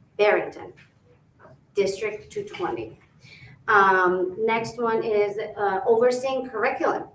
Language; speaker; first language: English; early bilingual, other home language; Albanian